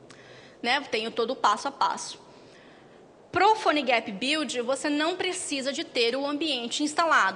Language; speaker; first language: Portuguese; native; Portuguese